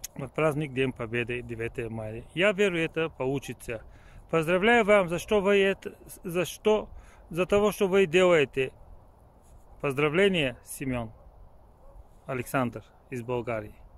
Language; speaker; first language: Russian; non-native, learner; Bulgarian